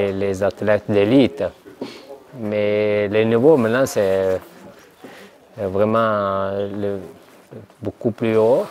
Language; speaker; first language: French; non-native, learner; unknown